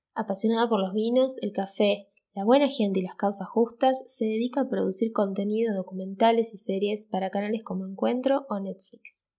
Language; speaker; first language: Spanish; native; Spanish